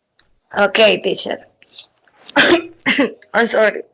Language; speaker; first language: English; non-native, learner; Spanish